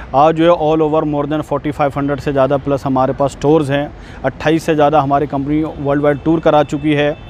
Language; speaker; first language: Hindi; native; Hindi